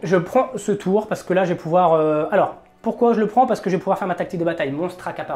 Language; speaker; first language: French; native; French